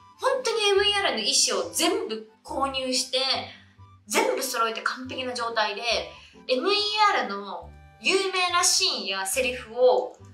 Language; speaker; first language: Japanese; early bilingual, other home language; Vietnamese